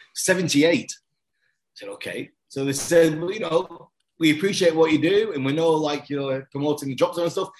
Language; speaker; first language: English; native; English